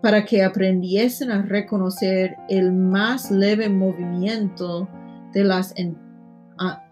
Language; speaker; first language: Spanish; non-native, fluent; English